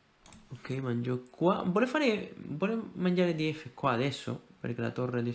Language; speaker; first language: Italian; non-native, fluent; Spanish